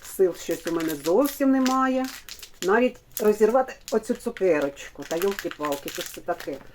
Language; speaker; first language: Ukrainian; non-native, local second language; Russian